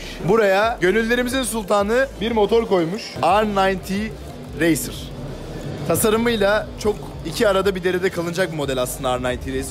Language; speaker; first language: Turkish; native; Turkish